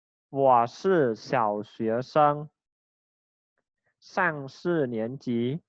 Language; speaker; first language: Chinese; non-native, fluent; Khmer